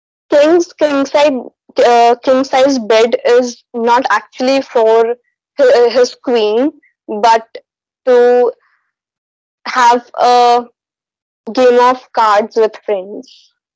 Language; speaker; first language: English; non-native, local second language; Hindi